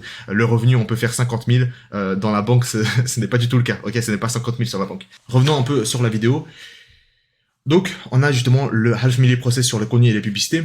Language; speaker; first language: French; native; French